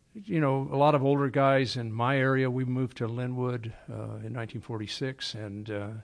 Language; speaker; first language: English; native; English